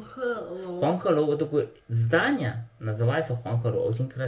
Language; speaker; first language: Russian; non-native, learner; Chinese